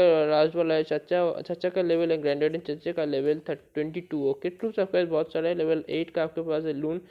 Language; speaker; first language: Hindi; non-native, local second language; Bangla